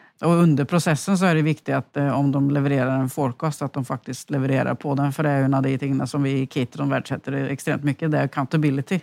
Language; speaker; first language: Swedish; native; Swedish